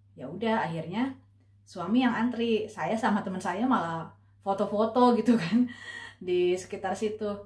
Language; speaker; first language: Indonesian; native; Indonesian